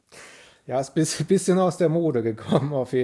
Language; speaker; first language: German; native; German